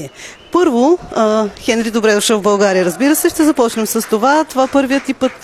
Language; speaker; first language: Bulgarian; native; Bulgarian